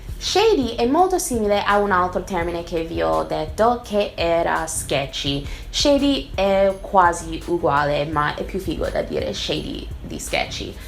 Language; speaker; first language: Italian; non-native, fluent; English